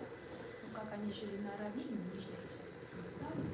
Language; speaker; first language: Russian; non-native, fluent; Georgian